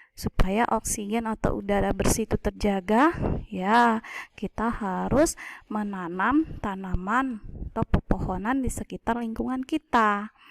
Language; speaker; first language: Indonesian; native; Indonesian